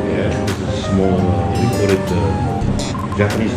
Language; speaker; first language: English; non-native, fluent; Khmer